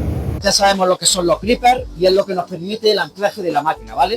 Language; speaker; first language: Spanish; native; Spanish